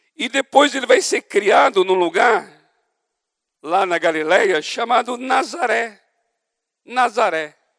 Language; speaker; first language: Portuguese; native; Portuguese